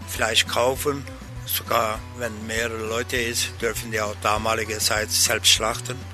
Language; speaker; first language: German; non-native, learner; Turkish